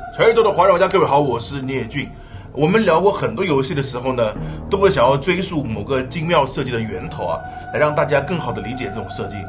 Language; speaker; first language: Chinese; native; Chinese